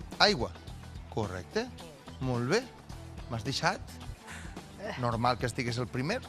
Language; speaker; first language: Catalan; native; Catalan